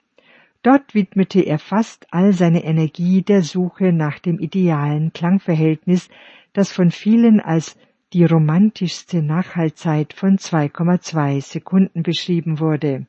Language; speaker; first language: German; native; German